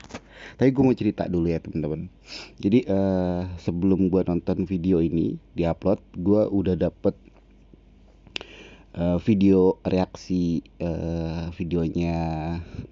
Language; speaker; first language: Indonesian; native; Indonesian